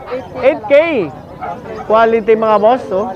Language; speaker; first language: Filipino; native; Filipino